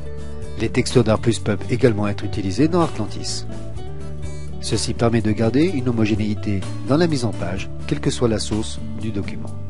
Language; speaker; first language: French; native; French